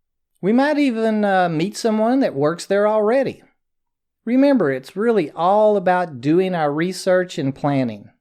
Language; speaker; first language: English; native; English